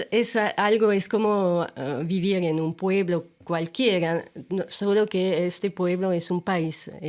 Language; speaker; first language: Spanish; non-native, fluent; German